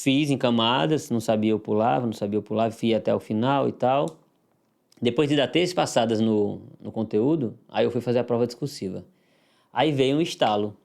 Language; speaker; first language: Portuguese; native; Portuguese